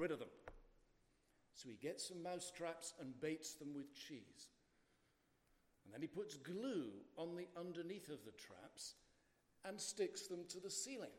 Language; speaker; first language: English; native; English